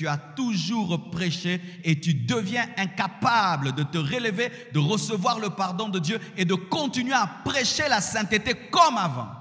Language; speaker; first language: French; non-native, local second language; Lingala